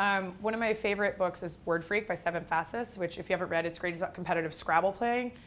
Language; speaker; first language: English; native; English